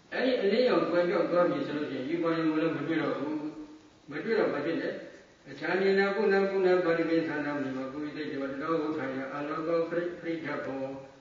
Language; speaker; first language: Burmese; native; Burmese